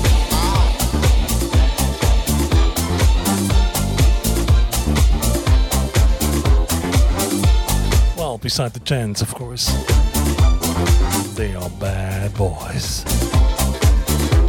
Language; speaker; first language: English; non-native, fluent; Swiss German